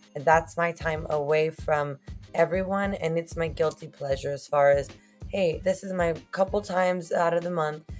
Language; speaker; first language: English; early bilingual, other home language; Spanish